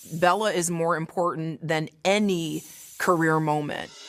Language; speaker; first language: English; native; English